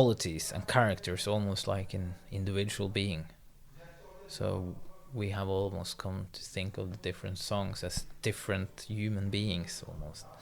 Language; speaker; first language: English; non-native, fluent; Norwegian